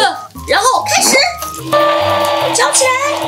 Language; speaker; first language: Chinese; native; Chinese